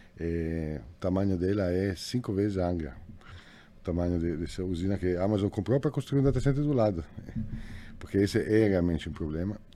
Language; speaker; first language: Portuguese; non-native, fluent; Italian